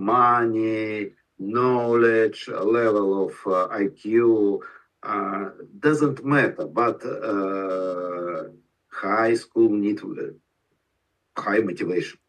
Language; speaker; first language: English; non-native, learner; Russian